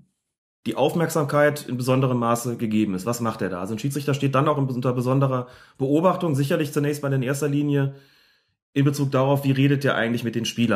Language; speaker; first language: German; native; German